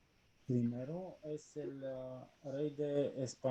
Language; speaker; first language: Spanish; non-native, learner; Bulgarian